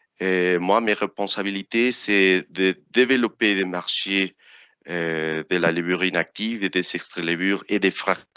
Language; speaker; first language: French; non-native, fluent; Spanish